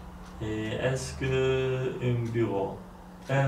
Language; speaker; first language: French; non-native, learner; Polish